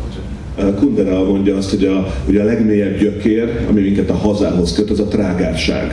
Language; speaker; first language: Hungarian; native; Hungarian